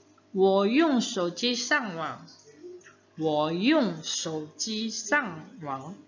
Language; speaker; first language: Chinese; non-native, fluent; Indonesian